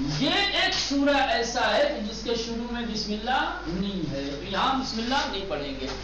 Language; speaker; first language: Urdu; native; Urdu